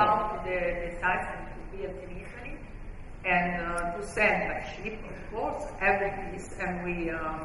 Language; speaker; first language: English; non-native, fluent; Italian